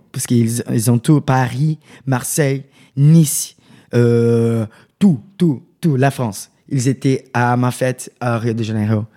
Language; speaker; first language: French; non-native, learner; Portuguese